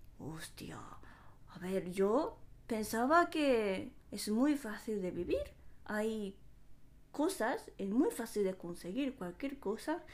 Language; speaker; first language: Spanish; non-native, fluent; Japanese